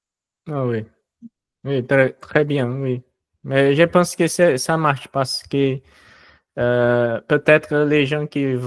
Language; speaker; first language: French; non-native, fluent; Portuguese